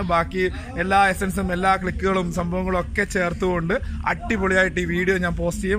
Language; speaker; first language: Malayalam; native; Malayalam